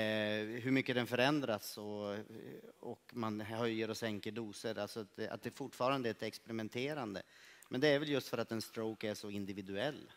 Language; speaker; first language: Swedish; native; Swedish